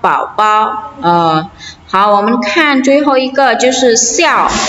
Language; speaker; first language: Chinese; non-native, fluent; Khmer